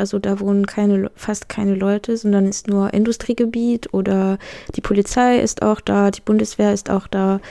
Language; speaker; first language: German; non-native, fluent; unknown